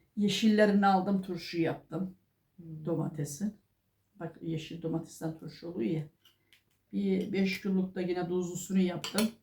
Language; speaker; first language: Turkish; native; Turkish